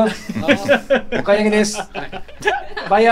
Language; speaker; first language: Japanese; native; Japanese